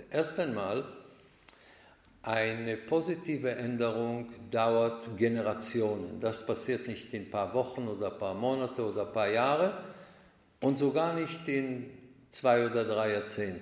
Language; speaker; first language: German; non-native, fluent; Hebrew